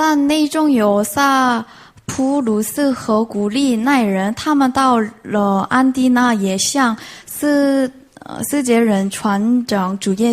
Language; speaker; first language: Chinese; non-native, fluent; Korean